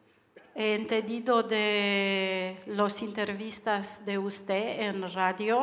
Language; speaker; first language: Spanish; non-native, learner; Romanian